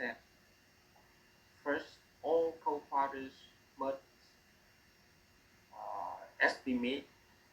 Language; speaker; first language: English; non-native, learner; Vietnamese